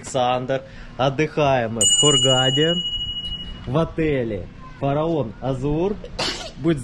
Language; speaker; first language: Russian; native; Russian